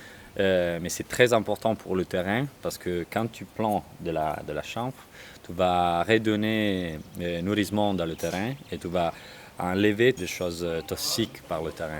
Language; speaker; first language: French; non-native, learner; Italian